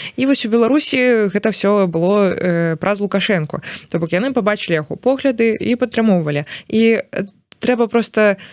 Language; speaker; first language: Belarusian; native; Belarusian